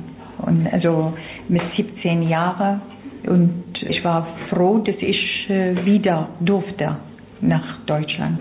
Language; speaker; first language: German; non-native, fluent; Arabic